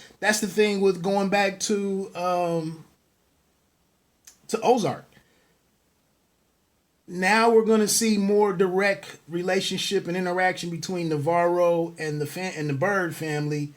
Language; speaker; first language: English; native; English